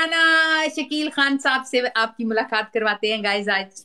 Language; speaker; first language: Hindi; non-native, local second language; Pashto